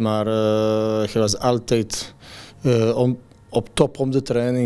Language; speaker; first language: Dutch; non-native, fluent; Croatian